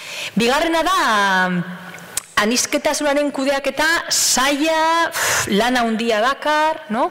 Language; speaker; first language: Basque; non-native, fluent; Spanish